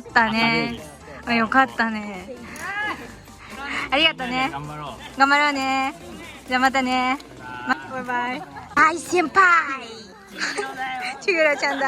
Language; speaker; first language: Japanese; non-native, fluent; Mongolian